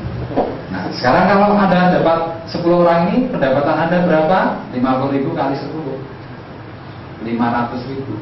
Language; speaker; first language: Indonesian; native; Indonesian